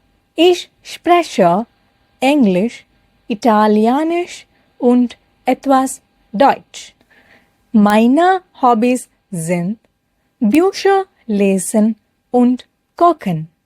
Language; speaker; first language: German; non-native, fluent; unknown